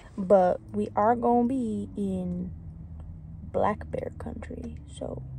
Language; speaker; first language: English; native; English